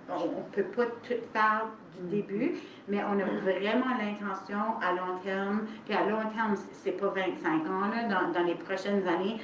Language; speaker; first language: French; native; French